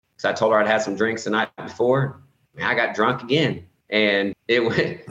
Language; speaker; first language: English; native; English